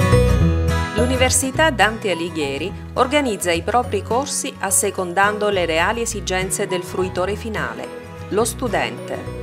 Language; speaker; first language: Italian; native; Italian